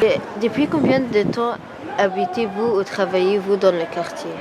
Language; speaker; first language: French; non-native, learner; Arabic